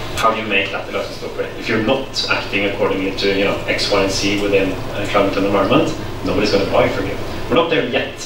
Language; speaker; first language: English; non-native, fluent; Norwegian